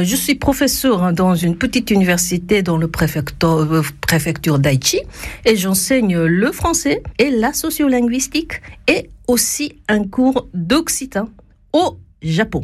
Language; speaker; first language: French; non-native, fluent; Japanese